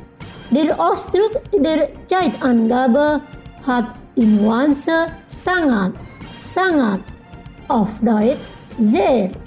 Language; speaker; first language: German; non-native, fluent; Indonesian